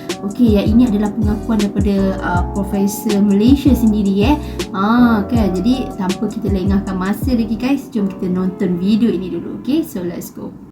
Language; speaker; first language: Malay; native; Malay